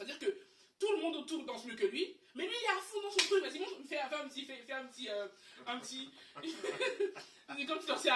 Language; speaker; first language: French; native; French